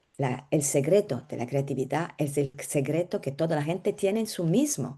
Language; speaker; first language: Spanish; non-native, learner; Italian